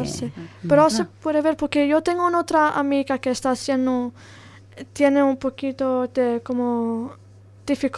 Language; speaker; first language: Spanish; non-native, learner; Italian